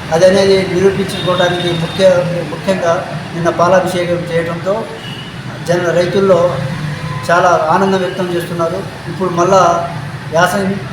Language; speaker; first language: Telugu; non-native, local second language; Lambadi